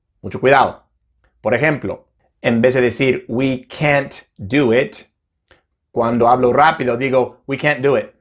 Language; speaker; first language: Spanish; non-native, fluent; English